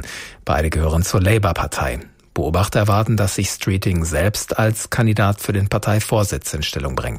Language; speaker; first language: German; native; German